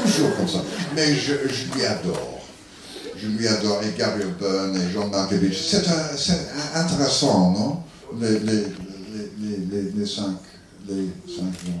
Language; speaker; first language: French; non-native, learner; English